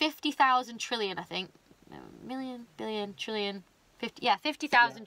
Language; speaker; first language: English; native; English